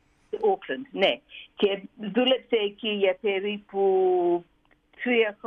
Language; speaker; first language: Greek; early bilingual, heritage; Greek